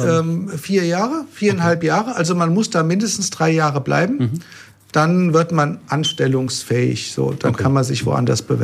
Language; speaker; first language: German; native; German